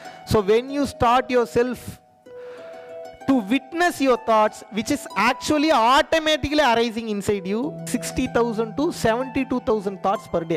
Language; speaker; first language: English; non-native, local second language; Tamil